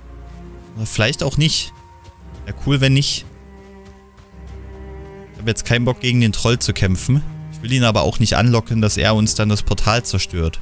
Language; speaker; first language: German; native; German